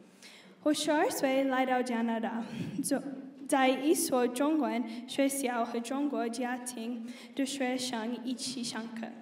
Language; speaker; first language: Chinese; non-native, learner; English